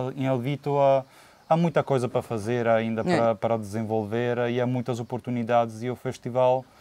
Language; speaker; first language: Portuguese; non-native, fluent; Italian